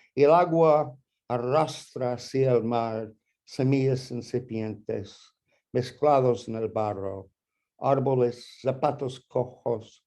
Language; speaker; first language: Spanish; non-native, fluent; English